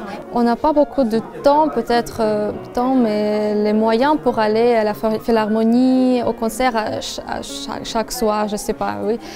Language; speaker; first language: French; non-native, fluent; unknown